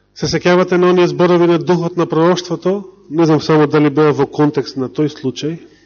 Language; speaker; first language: Macedonian; native; Macedonian